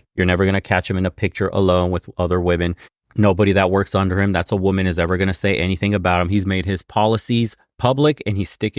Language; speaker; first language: English; native; English